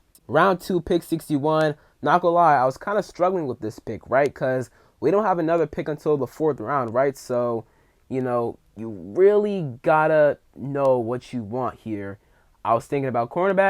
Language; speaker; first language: English; native; English